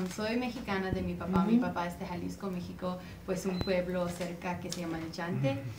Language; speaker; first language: Spanish; early bilingual, other home language; English